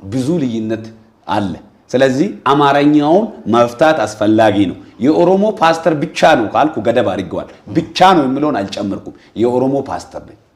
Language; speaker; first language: Amharic; non-native, local second language; Oromo